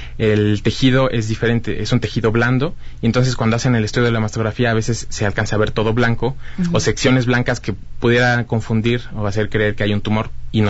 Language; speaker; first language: Spanish; native; Spanish